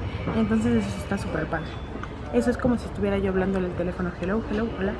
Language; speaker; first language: Spanish; native; Spanish